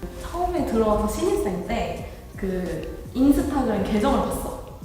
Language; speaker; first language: Korean; native; Korean